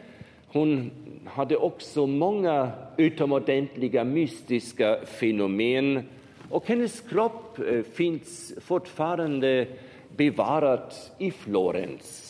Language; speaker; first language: Swedish; non-native, fluent; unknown